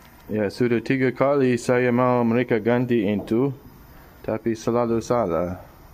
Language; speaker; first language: Indonesian; non-native, learner; English